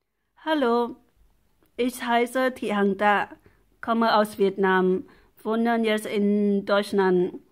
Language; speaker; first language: German; non-native, learner; Vietnamese